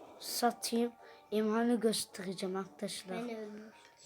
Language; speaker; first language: Turkish; early bilingual, heritage; Dutch